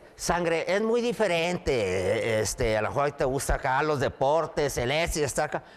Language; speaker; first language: Spanish; native; Spanish